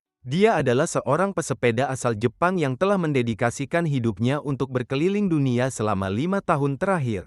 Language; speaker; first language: Indonesian; native; Indonesian